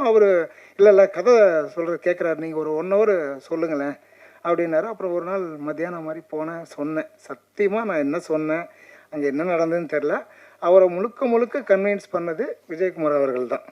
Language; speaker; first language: Tamil; native; Tamil